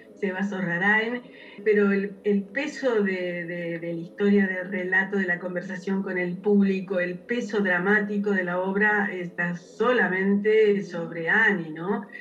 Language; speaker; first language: Spanish; native; Spanish